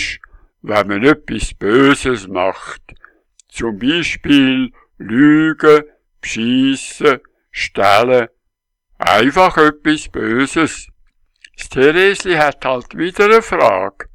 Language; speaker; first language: German; native; German